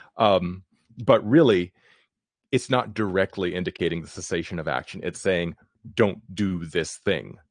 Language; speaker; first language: English; native; English